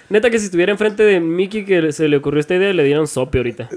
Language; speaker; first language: Spanish; native; Spanish